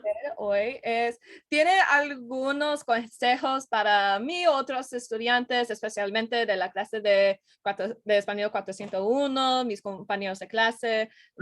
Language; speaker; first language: Spanish; non-native, learner; English